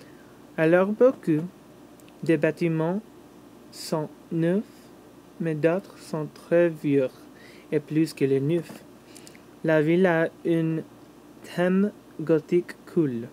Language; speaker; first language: French; non-native, learner; English